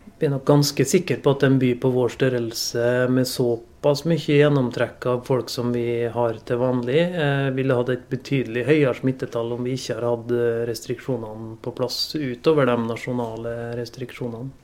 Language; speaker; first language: Norwegian; native; Norwegian